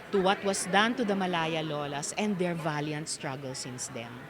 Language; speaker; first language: English; non-native, local second language; Filipino